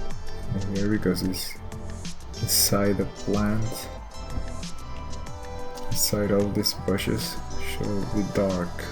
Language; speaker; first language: English; non-native, fluent; Spanish